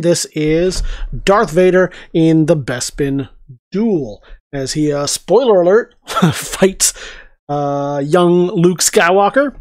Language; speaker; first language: English; native; English